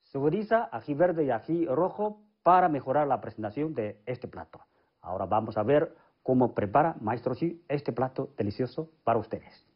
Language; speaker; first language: Spanish; non-native, fluent; Chinese